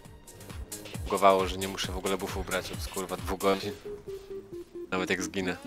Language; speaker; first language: Polish; native; Polish